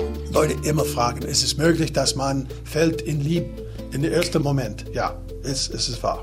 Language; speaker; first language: German; non-native, learner; English